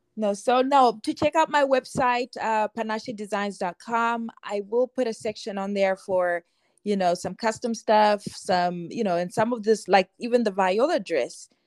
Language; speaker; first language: English; non-native, local second language; Shona